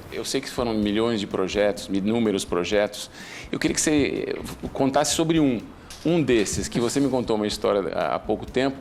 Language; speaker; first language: Portuguese; native; Portuguese